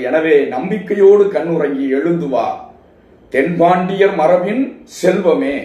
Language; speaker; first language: Tamil; native; Tamil